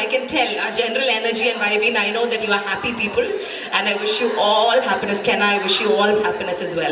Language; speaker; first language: English; non-native, local second language; Malayalam